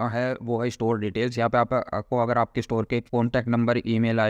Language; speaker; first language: Hindi; native; Hindi